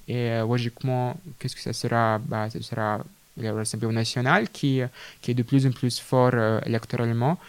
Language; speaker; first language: French; non-native, fluent; Russian